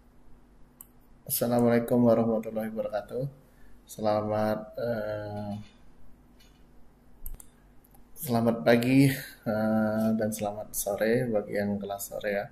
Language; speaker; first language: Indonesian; native; Indonesian